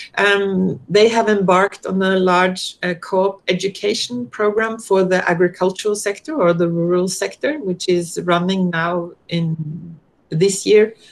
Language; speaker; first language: English; non-native, fluent; Norwegian